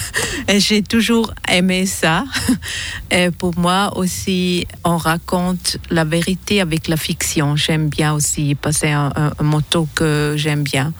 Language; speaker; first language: French; non-native, fluent; German